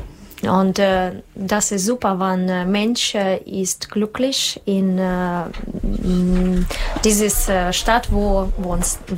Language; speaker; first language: German; non-native, learner; Russian